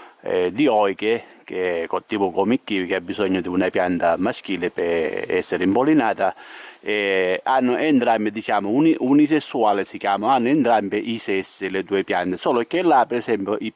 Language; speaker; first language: Italian; native; Italian